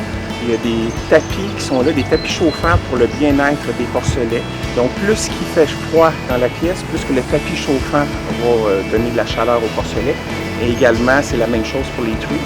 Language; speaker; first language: French; native; French